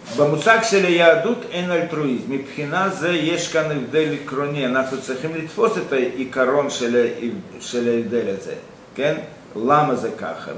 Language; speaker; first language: Hebrew; non-native, fluent; Russian